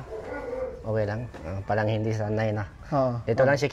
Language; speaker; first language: Filipino; non-native, learner; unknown